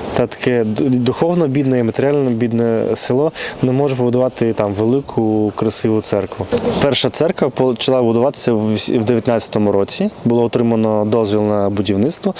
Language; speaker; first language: Ukrainian; non-native, local second language; Bulgarian